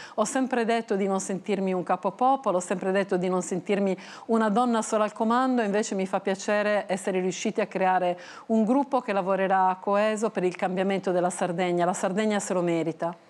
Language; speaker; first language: Italian; native; Italian